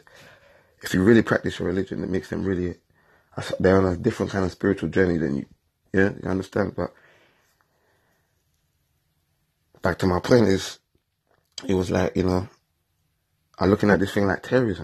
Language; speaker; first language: English; native; English